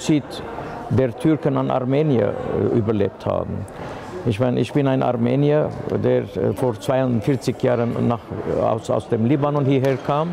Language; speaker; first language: German; non-native, fluent; Armenian